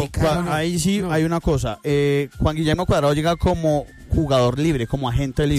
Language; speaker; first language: Spanish; native; Spanish